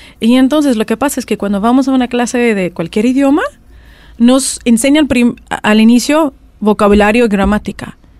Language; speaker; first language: Spanish; non-native, fluent; Russian